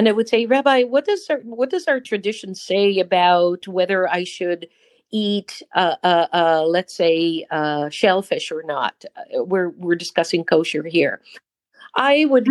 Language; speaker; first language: English; non-native, fluent; Hebrew